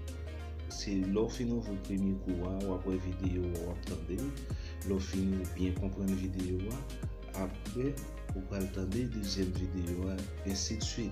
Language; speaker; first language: French; non-native, learner; Haitian Creole